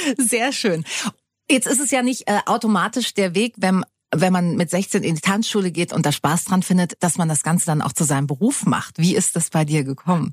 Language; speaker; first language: German; native; German